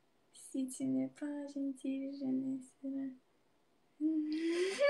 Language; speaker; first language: French; non-native, learner; Russian